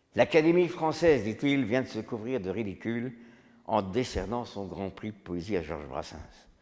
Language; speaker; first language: French; native; French